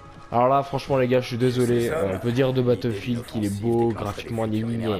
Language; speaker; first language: French; native; French